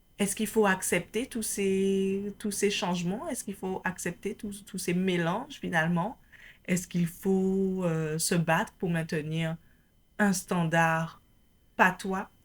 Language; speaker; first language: French; native; French